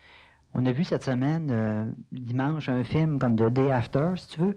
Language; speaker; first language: French; native; French